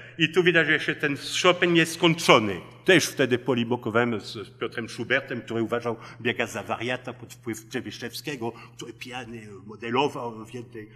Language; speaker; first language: Polish; early bilingual, heritage; Polish